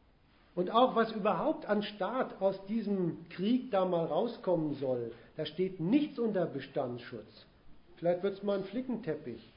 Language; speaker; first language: German; native; German